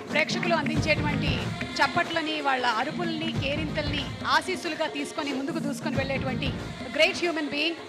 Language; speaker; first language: Telugu; native; Telugu